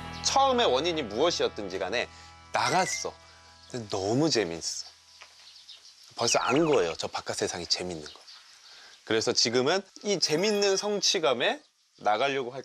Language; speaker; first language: Korean; native; Korean